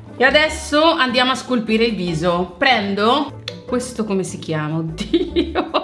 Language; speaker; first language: Italian; native; Italian